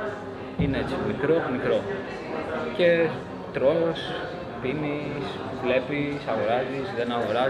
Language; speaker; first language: Greek; early bilingual, other home language; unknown